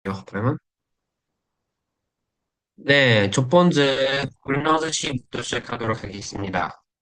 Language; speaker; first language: Korean; non-native, fluent; Uzbek